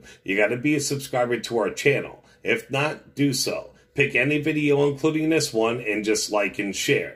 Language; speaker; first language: English; native; English